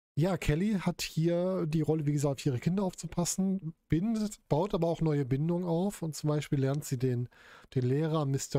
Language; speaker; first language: German; native; German